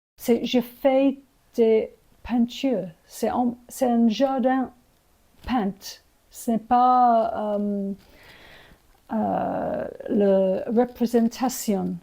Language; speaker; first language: French; non-native, learner; English